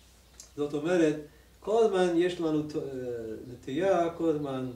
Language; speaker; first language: Hebrew; non-native, fluent; English